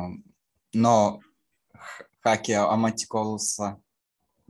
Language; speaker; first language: Finnish; non-native, learner; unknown